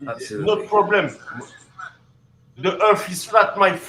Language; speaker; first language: English; non-native, learner; French